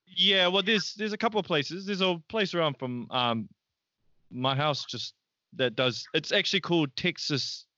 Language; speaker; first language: English; native; English